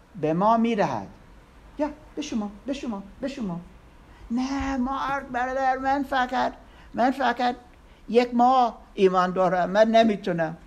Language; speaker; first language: Persian; non-native, learner; English